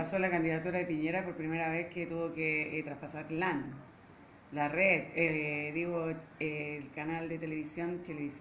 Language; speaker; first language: Spanish; native; Spanish